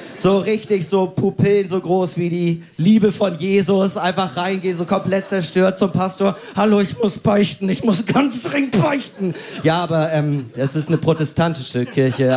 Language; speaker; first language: German; native; German